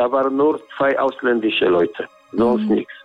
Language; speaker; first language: German; non-native, learner; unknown